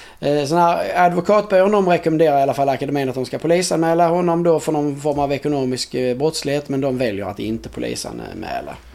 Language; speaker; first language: Swedish; native; Swedish